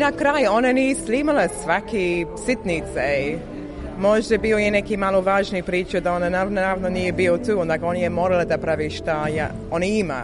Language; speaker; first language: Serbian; non-native, learner; English